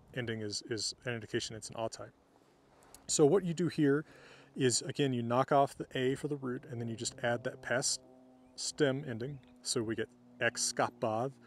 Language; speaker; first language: English; native; English